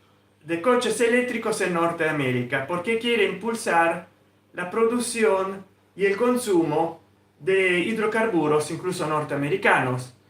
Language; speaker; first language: Spanish; non-native, fluent; Italian